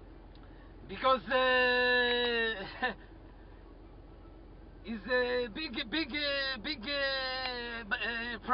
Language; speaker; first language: English; non-native, learner; Hebrew